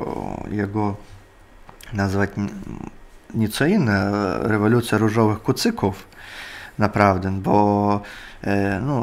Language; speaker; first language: Polish; non-native, learner; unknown